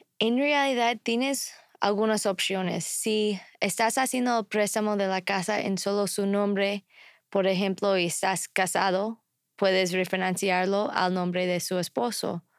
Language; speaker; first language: Spanish; non-native, fluent; English